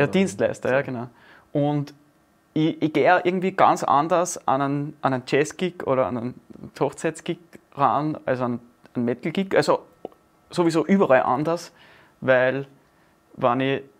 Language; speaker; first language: German; native; German